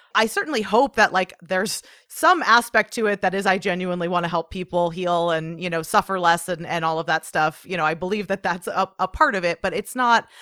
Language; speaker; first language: English; native; English